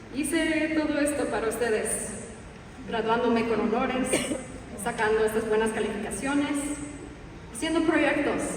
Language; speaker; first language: Spanish; early bilingual, heritage; Spanish